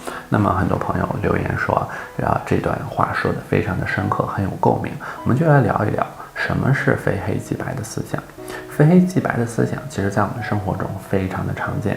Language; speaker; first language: Chinese; native; Chinese